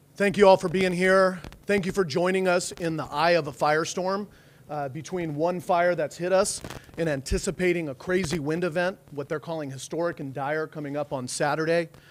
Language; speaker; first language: English; native; English